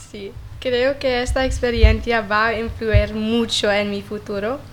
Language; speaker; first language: Spanish; non-native, learner; English